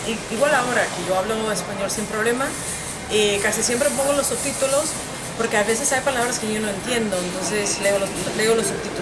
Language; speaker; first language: Spanish; non-native, fluent; English